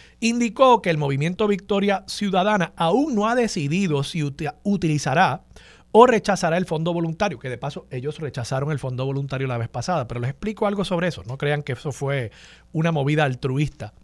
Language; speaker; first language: Spanish; native; Spanish